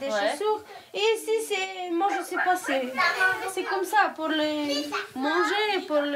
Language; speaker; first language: French; non-native, learner; Romanian